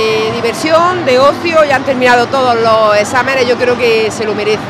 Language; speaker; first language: Spanish; native; Spanish